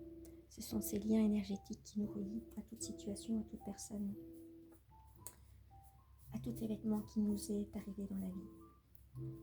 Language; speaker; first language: French; native; French